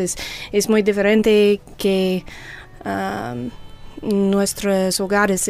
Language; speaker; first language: Spanish; non-native, learner; English